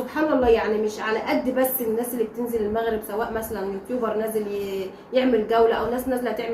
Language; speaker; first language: Arabic; native; Arabic